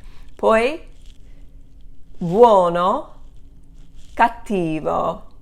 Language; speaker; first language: Italian; non-native, fluent; English